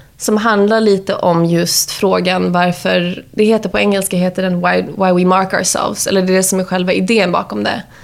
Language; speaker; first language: Swedish; early bilingual, heritage; Swedish